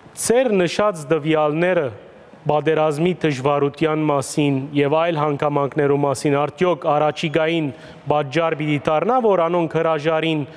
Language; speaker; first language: Armenian; early bilingual, heritage; Armenian